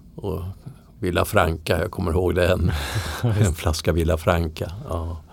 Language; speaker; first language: Swedish; native; Swedish